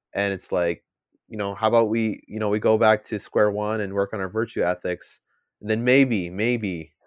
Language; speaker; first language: English; native; English